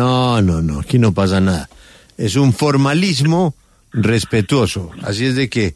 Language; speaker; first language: Spanish; native; Spanish